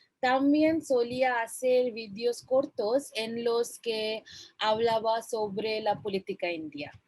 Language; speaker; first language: Spanish; non-native, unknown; Bangla